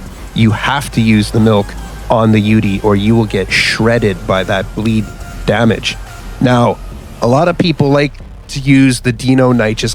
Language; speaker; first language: English; native; English